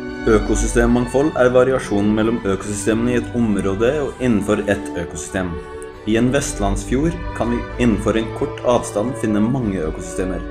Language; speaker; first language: Norwegian; native; Norwegian